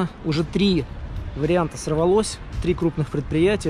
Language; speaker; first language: Russian; native; Russian